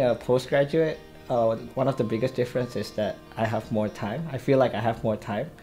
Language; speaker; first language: English; non-native, fluent; Indonesian